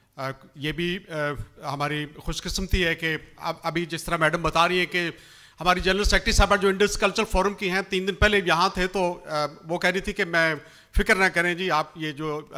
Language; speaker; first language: Urdu; non-native, local second language; Punjabi